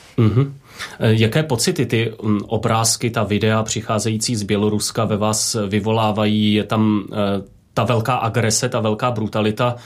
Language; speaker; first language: Czech; native; Czech